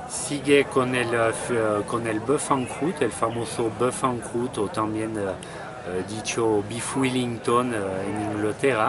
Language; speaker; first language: Spanish; non-native, fluent; French